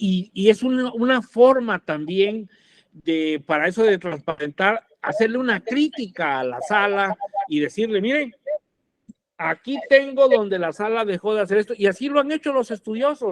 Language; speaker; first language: Spanish; native; Spanish